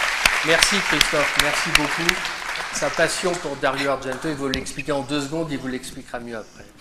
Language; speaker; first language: French; native; French